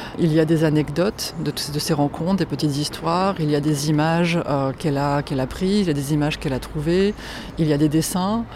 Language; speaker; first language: French; non-native, fluent; Polish